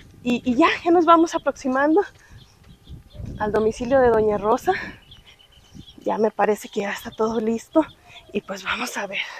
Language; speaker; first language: Spanish; native; Spanish